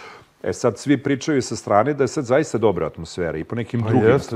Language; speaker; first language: Serbian; native; Serbian